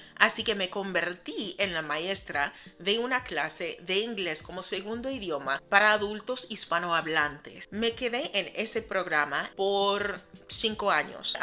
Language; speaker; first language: Spanish; non-native, fluent; English